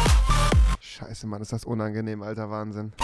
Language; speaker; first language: German; native; German